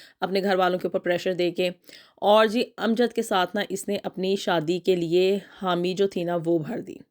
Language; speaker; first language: Urdu; native; Urdu